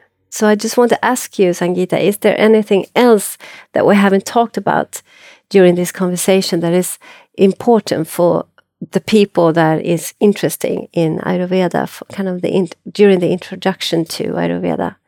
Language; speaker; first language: English; non-native, fluent; Swedish